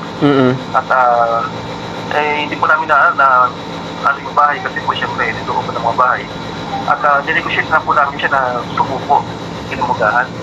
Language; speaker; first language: Filipino; non-native, local second language; Pangasinan